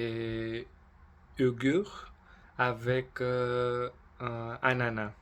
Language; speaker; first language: French; non-native, learner; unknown